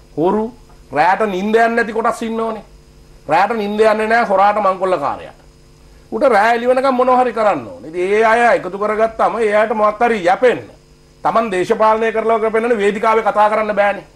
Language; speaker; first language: Sinhala; native; Sinhala